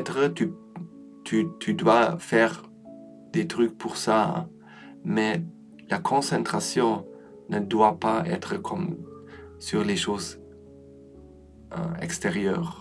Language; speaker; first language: French; non-native, learner; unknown